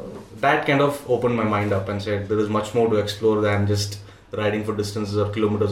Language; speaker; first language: English; non-native, local second language; Konkani